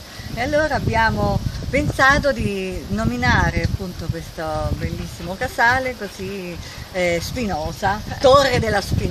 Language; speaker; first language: Italian; native; Italian